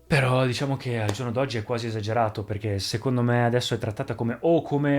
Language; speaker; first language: Italian; native; Italian